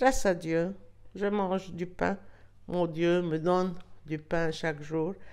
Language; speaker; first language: French; non-native, local second language; Arabic